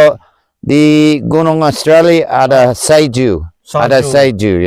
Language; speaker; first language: Indonesian; non-native, learner; English